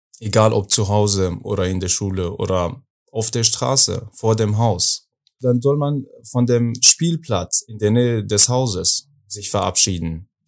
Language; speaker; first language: German; non-native, fluent; Persian